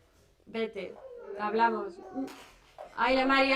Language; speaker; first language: Spanish; non-native, fluent; English